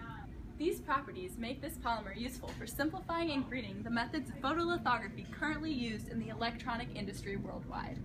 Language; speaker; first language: English; native; English